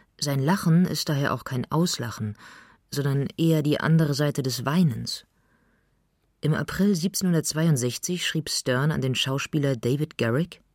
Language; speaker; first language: German; native; German